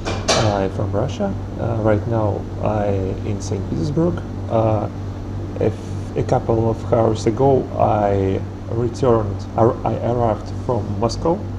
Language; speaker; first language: English; non-native, learner; Russian